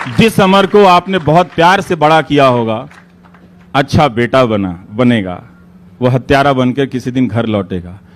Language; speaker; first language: Hindi; native; Hindi